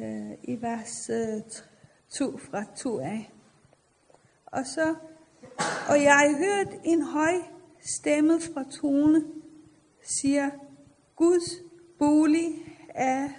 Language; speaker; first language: Danish; non-native, fluent; Persian